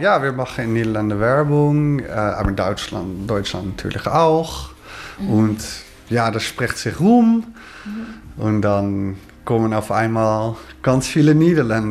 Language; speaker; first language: German; non-native, fluent; Dutch